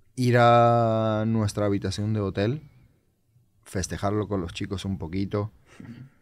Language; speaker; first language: Spanish; non-native, fluent; Georgian